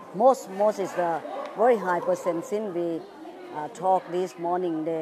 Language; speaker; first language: English; non-native, fluent; Thai